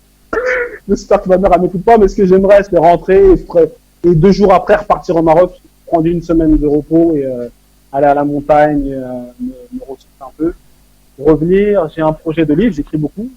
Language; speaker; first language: French; native; French